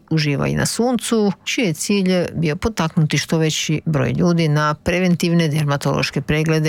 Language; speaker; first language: Croatian; native; Croatian